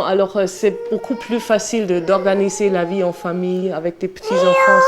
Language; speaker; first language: French; non-native, fluent; German